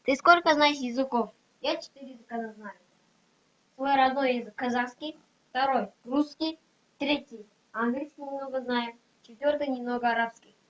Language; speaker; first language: Russian; non-native, local second language; Kazakh